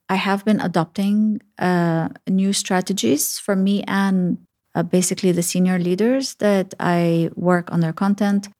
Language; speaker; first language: English; early bilingual, other home language; Arabic